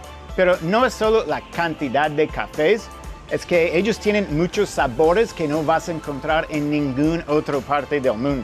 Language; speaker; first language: Spanish; non-native, fluent; English